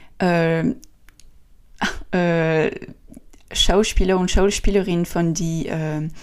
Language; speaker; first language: German; non-native, learner; French